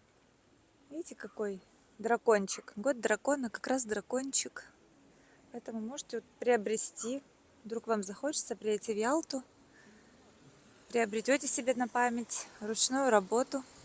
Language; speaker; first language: Russian; native; Russian